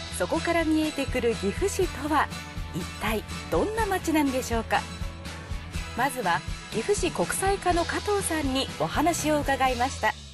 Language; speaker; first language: Japanese; native; Japanese